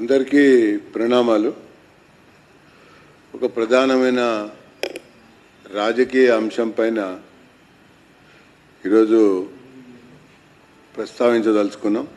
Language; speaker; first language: Telugu; native; Telugu